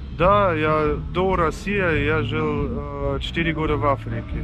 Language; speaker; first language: Russian; non-native, fluent; German